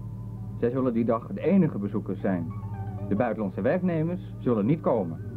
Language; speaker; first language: Dutch; native; Dutch